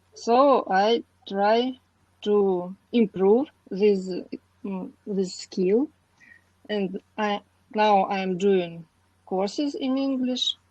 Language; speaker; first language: English; non-native, learner; Russian